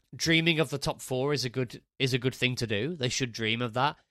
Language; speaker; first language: English; native; English